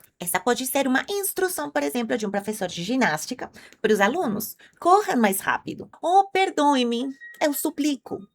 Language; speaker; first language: Portuguese; non-native, fluent; Spanish